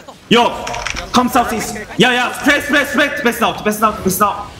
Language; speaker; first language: English; non-native, learner; Korean